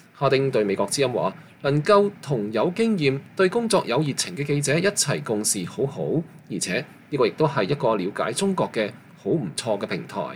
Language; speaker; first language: Chinese; non-native, local second language; Cantonese